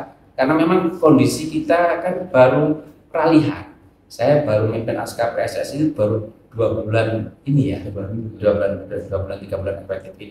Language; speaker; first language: Indonesian; native; Indonesian